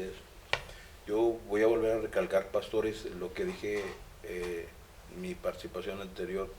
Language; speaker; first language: Spanish; native; Spanish